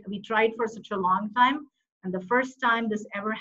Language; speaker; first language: English; non-native, local second language; Tamil